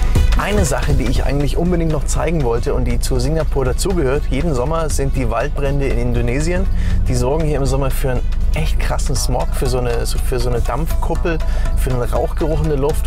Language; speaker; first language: German; native; German